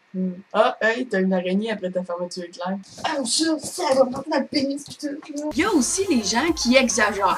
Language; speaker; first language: French; native; French